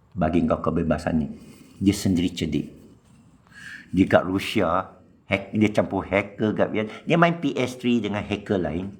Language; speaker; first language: Malay; non-native, local second language; Chinese